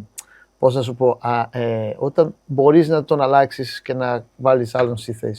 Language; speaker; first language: Greek; non-native, fluent; Portuguese